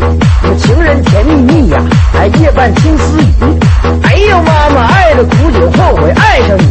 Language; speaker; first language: Chinese; native; Chinese